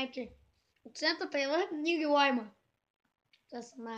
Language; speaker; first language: Bulgarian; native; Bulgarian